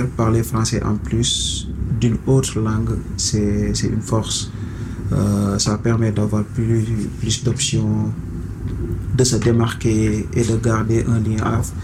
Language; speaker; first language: French; non-native, local second language; Wolof